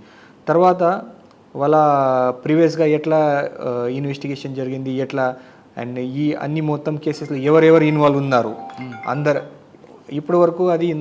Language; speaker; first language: Telugu; non-native, learner; Marathi